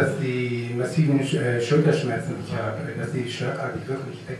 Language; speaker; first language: German; native; German